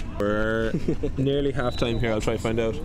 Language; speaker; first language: English; native; English